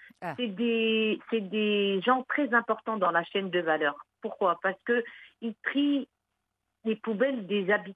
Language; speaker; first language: French; early bilingual, other home language; Arabic